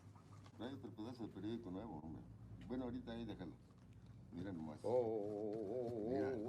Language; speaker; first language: Spanish; native; Spanish